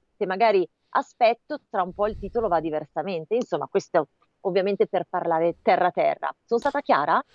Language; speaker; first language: Italian; native; Italian